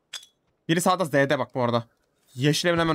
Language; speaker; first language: Turkish; native; Turkish